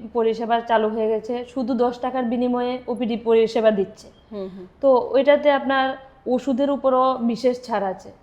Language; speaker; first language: Bangla; native; Bangla